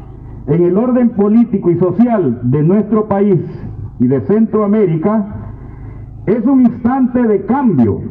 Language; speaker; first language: Spanish; native; Spanish